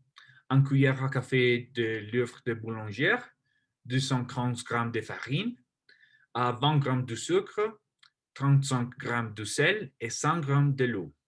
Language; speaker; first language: French; non-native, learner; Spanish